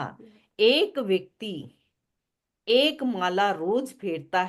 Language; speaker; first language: Hindi; native; Hindi